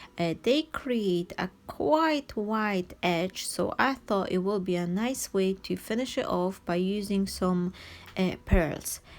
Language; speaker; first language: English; non-native, fluent; Polish